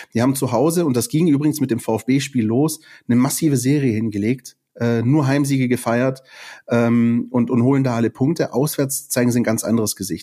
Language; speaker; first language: German; native; German